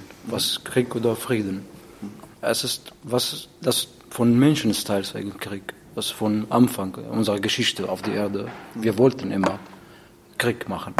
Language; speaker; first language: German; non-native, learner; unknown